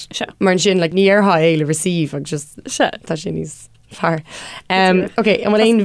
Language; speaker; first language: Irish; non-native, local second language; English